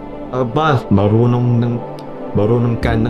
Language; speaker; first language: Filipino; non-native, learner; English